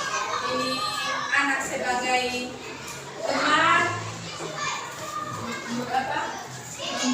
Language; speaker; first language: Indonesian; native; Indonesian